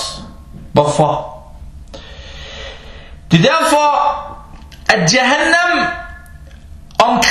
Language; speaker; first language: Danish; non-native, fluent; Arabic